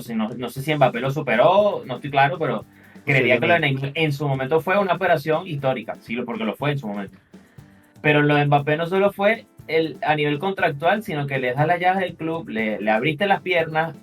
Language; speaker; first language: Spanish; native; Spanish